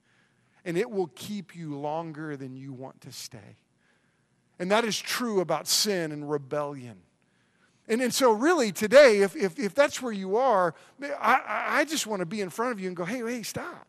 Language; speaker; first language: English; native; English